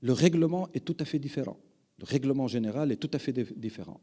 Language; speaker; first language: French; non-native, local second language; Arabic